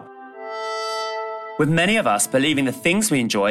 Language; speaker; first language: English; native; English